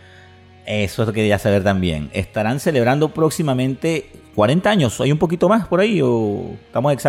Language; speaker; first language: Spanish; native; Spanish